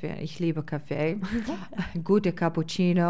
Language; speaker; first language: German; non-native, fluent; English